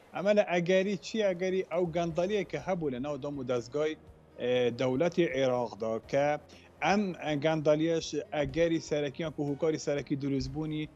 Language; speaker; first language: Central Kurdish; non-native, local second language; Kurdish